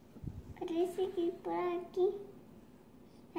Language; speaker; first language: Spanish; early bilingual, other home language; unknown